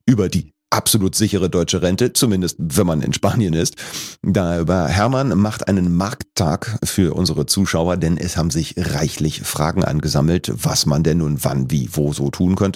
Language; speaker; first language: German; native; German